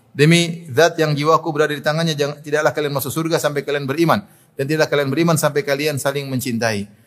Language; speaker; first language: Indonesian; native; Indonesian